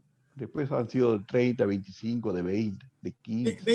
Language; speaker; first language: Spanish; native; Spanish